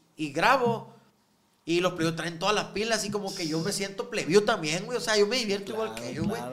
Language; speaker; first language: Spanish; native; Spanish